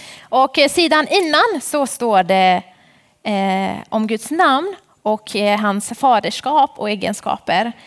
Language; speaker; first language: Swedish; non-native, fluent; Persian